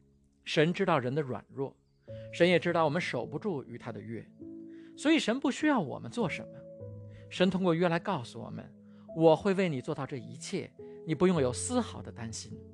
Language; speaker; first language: Chinese; native; Chinese